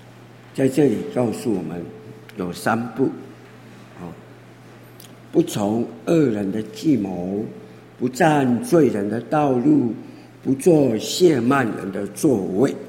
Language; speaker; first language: Chinese; native; Chinese